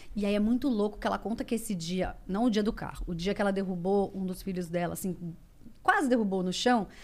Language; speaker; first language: Portuguese; native; Portuguese